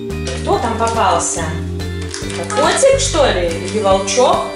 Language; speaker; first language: Russian; native; Russian